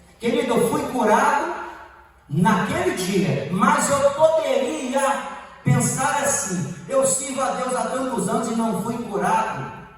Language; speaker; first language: Portuguese; native; Portuguese